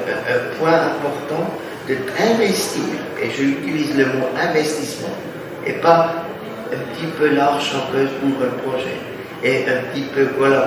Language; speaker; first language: French; non-native, fluent; German